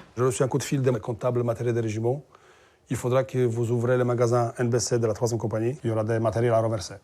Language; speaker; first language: French; non-native, fluent; Polish